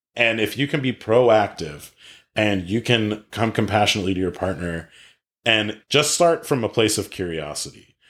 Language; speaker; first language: English; native; English